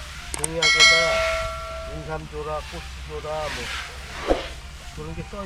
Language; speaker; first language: Korean; native; Korean